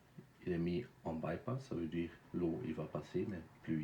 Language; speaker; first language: French; non-native, fluent; Dutch